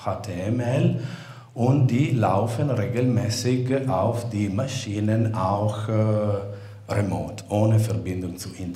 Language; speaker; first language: German; non-native, fluent; Italian